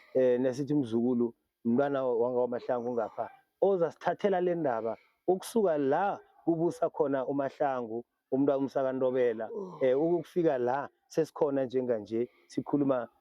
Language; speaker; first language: Zulu; non-native, local second language; South Ndebele